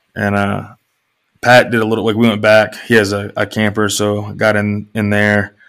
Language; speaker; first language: English; native; English